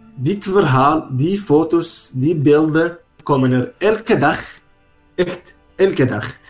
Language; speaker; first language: Dutch; non-native, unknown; Arabic